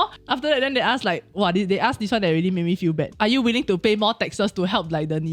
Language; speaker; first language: English; native; English